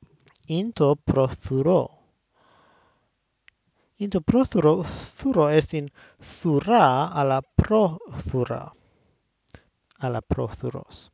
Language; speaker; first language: Greek; non-native, learner; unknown